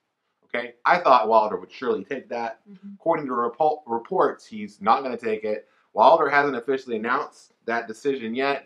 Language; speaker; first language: English; native; English